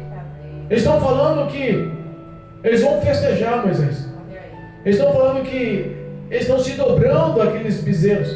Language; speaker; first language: Portuguese; native; Portuguese